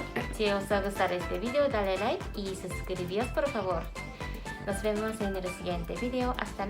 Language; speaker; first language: Spanish; non-native, fluent; Japanese